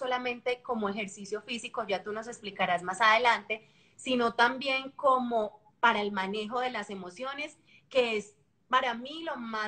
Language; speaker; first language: Spanish; native; Spanish